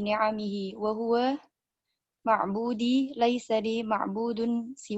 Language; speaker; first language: Arabic; non-native, learner; Indonesian